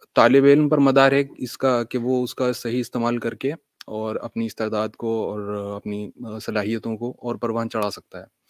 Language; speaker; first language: Urdu; native; Urdu